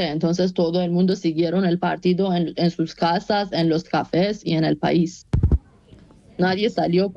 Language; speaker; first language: Spanish; non-native, fluent; Persian